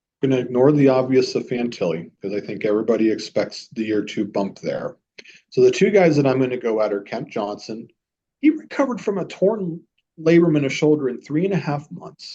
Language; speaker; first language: English; native; English